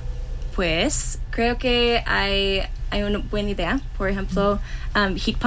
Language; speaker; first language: Spanish; non-native, learner; English